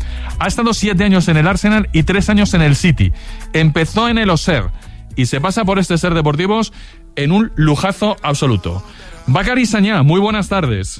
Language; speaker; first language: Spanish; native; Spanish